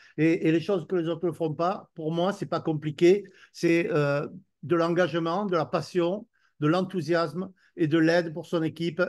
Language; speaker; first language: French; native; French